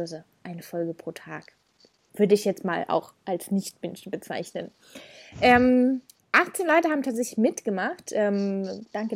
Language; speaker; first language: German; native; German